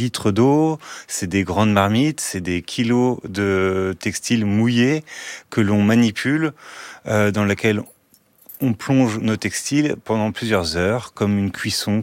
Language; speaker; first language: French; native; French